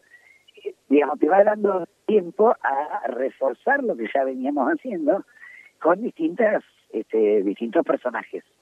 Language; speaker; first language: Spanish; native; Spanish